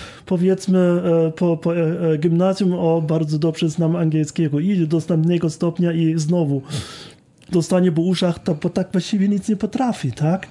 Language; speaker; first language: Polish; non-native, fluent; German